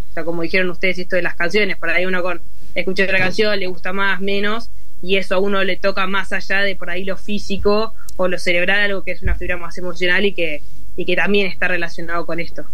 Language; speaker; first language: Spanish; native; Spanish